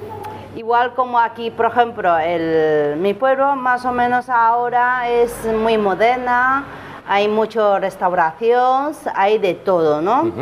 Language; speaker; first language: Spanish; non-native, learner; Chinese